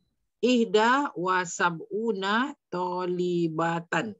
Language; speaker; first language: Arabic; non-native, learner; Malay